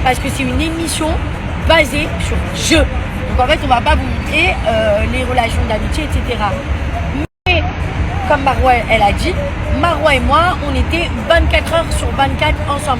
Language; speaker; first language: French; native; French